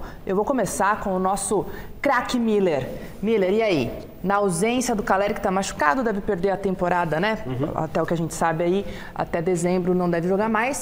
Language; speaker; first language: Portuguese; native; Portuguese